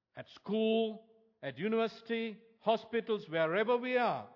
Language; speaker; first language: English; non-native, local second language; Tamil